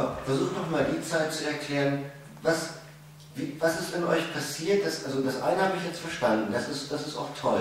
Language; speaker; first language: German; native; German